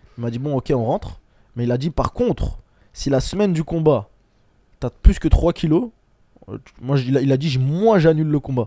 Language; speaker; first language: French; early bilingual, other home language; Chechen